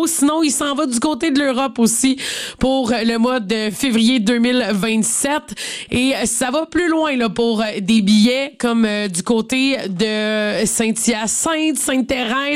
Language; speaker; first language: French; native; French